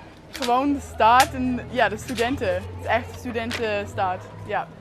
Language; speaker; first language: Dutch; non-native, learner; English